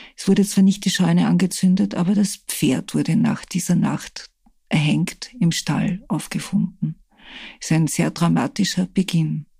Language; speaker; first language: German; native; German